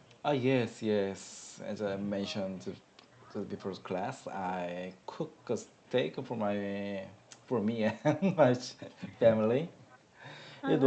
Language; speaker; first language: English; non-native, learner; Korean